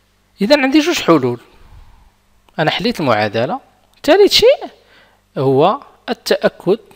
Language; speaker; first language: Arabic; native; Arabic